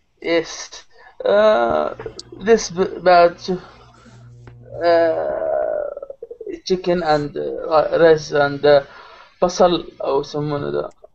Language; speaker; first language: English; non-native, learner; Arabic